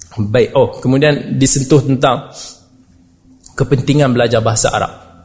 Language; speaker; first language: Malay; native; Malay